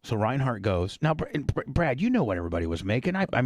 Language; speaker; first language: English; native; English